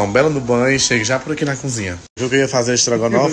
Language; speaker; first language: Portuguese; native; Portuguese